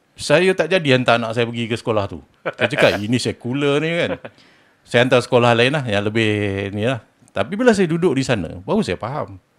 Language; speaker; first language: Malay; native; Malay